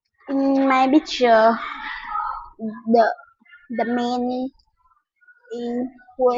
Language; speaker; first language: English; non-native, learner; Vietnamese